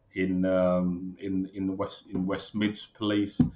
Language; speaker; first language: English; native; English